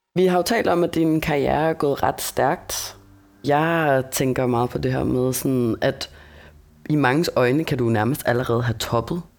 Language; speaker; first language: Danish; native; Danish